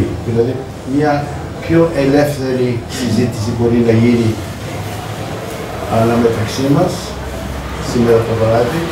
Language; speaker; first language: Greek; early bilingual, heritage; Greek